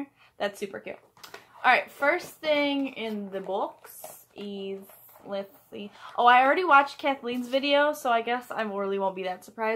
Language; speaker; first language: English; native; English